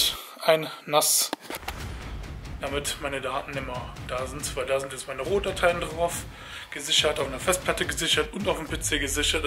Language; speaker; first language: German; native; German